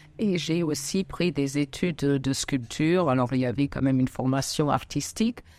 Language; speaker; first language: French; non-native, fluent; German